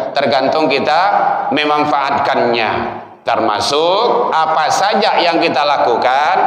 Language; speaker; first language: Malay; non-native, local second language; Minangkabau